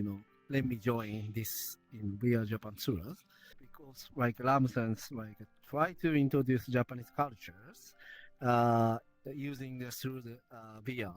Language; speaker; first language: English; non-native, learner; Japanese